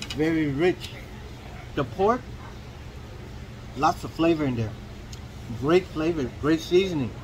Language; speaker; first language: English; non-native, fluent; Vietnamese